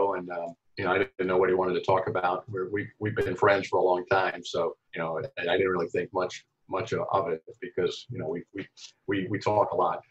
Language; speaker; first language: English; native; English